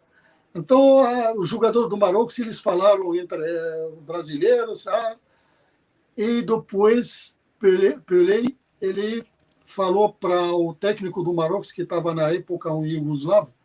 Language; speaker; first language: Portuguese; non-native, fluent; Arabic